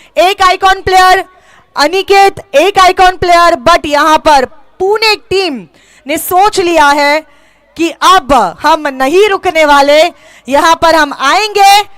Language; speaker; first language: Hindi; non-native, local second language; Marathi